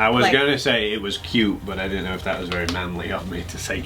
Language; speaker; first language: English; native; English